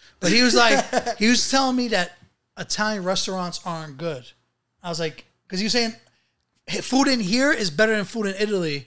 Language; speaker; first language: English; early bilingual, other home language; Italian